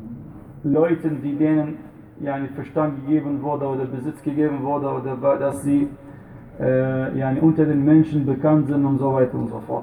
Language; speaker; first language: German; non-native, fluent; Arabic